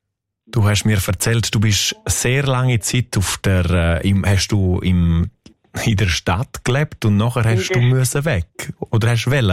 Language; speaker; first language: German; native; German